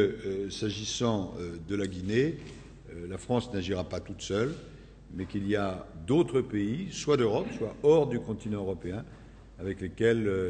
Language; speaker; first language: French; native; French